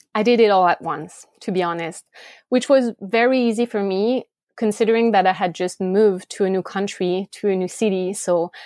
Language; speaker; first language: English; non-native, fluent; French